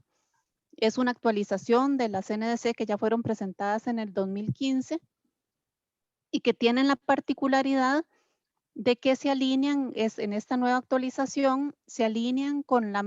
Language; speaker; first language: Spanish; native; Spanish